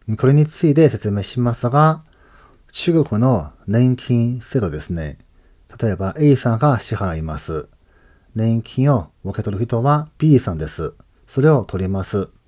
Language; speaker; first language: Japanese; non-native, fluent; Chinese